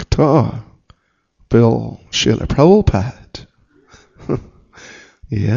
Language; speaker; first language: Russian; non-native, learner; English